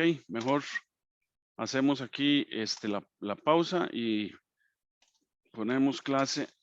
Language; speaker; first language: Spanish; native; Spanish